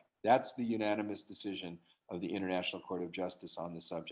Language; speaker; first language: English; native; English